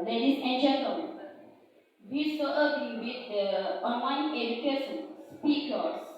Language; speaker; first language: English; non-native, learner; Indonesian